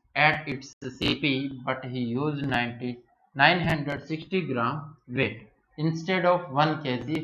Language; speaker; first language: English; non-native, local second language; Hindi